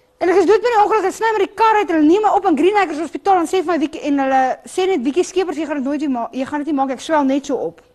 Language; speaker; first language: Afrikaans; non-native, local second language; English